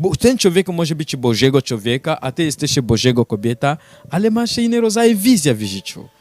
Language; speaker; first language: Polish; non-native, learner; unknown